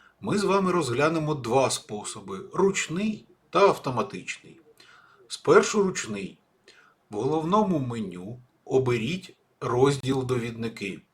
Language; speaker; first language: Ukrainian; native; Ukrainian